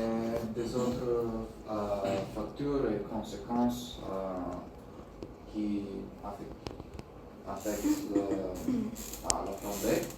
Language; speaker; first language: French; non-native, learner; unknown